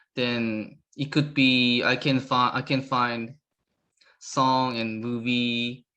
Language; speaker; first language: English; non-native, learner; Korean